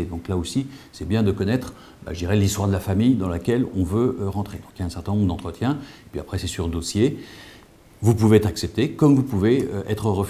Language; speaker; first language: French; native; French